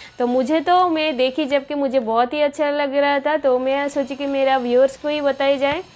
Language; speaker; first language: Hindi; non-native, local second language; Bangla